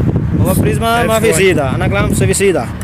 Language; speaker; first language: Arabic; non-native, learner; Punjabi